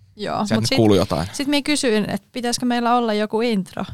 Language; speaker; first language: Finnish; native; Finnish